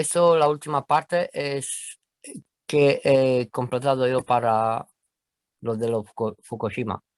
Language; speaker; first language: Spanish; non-native, learner; Romanian